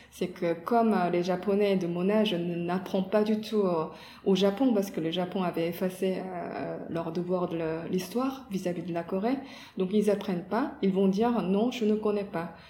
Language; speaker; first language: French; non-native, fluent; Korean